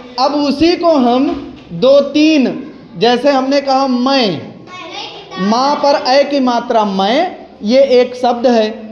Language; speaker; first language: Hindi; native; Hindi